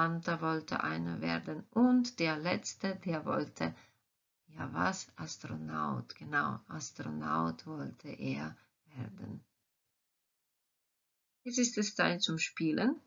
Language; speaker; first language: German; non-native, fluent; Croatian